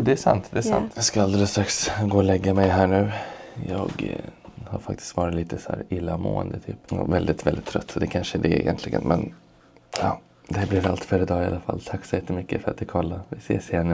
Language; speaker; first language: Swedish; native; Swedish